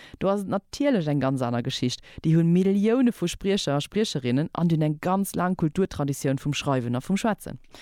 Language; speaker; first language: Luxembourgish; native; Luxembourgish